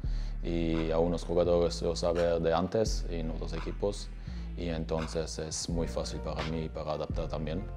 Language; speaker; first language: Spanish; non-native, learner; Turkish